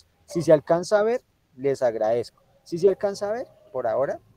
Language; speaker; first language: Spanish; native; Spanish